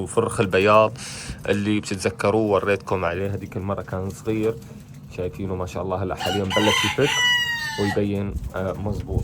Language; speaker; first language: Arabic; native; Arabic